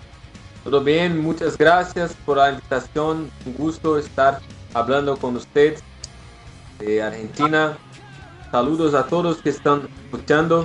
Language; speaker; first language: Spanish; non-native, learner; Portuguese